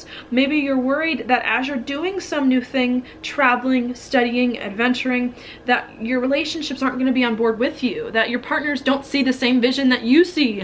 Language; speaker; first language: English; native; English